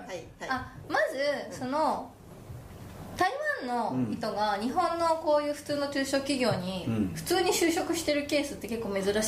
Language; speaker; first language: Japanese; native; Japanese